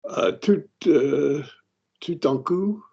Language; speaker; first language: French; non-native, learner; English